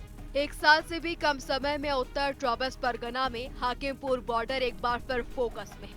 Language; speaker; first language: Hindi; native; Hindi